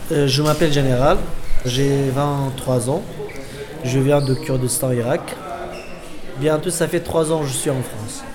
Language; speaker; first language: French; non-native, learner; Kurdish